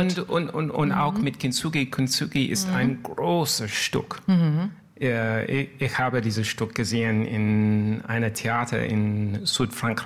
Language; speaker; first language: German; non-native, learner; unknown